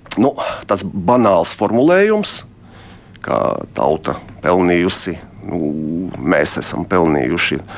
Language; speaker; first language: Latvian; non-native, local second language; Russian